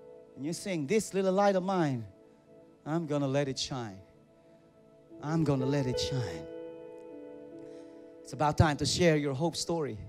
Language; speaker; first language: English; non-native, local second language; Filipino